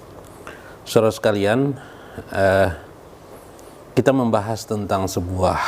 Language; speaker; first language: Indonesian; native; Indonesian